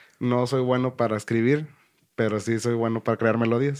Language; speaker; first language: Spanish; native; Spanish